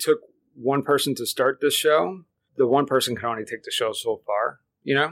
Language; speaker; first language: English; early bilingual, other home language; Spanish